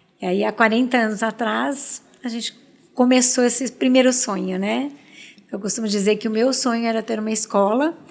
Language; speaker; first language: Portuguese; early bilingual, other home language; Spanish